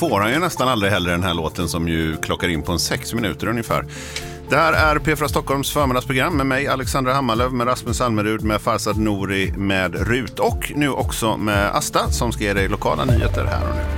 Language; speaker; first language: Swedish; native; Swedish